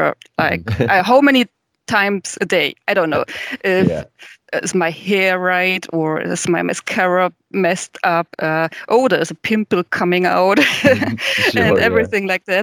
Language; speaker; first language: English; non-native, fluent; German